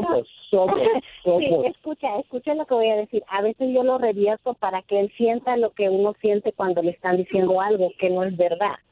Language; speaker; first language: Spanish; native; Spanish